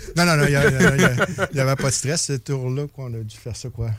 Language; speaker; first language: French; native; French